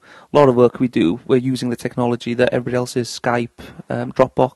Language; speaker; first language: English; native; English